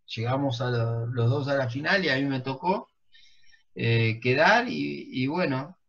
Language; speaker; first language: Spanish; native; Spanish